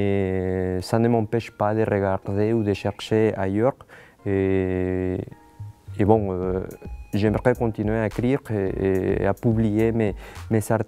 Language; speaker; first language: French; non-native, fluent; Spanish